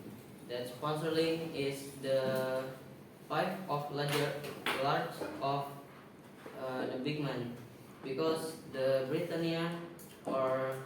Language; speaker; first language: English; non-native, learner; Indonesian